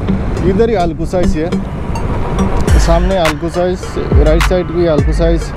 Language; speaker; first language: Hindi; native; Hindi